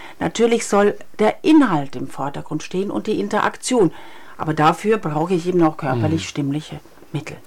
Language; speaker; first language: German; native; German